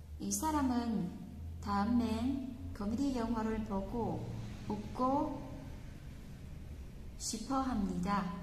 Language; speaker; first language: Korean; non-native, fluent; Vietnamese